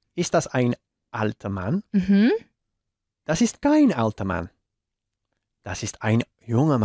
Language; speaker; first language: German; non-native, learner; Spanish